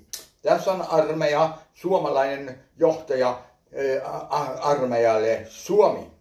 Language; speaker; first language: Finnish; early bilingual, heritage; Finnish